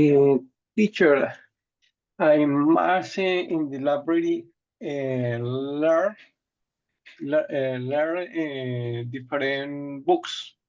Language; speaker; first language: English; non-native, learner; Spanish